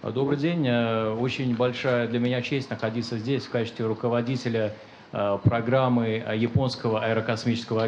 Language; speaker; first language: Russian; native; Russian